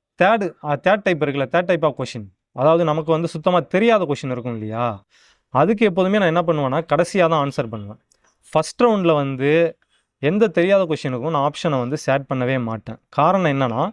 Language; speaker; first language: Tamil; native; Tamil